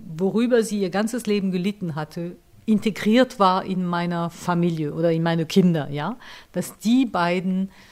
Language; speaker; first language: German; non-native, local second language; French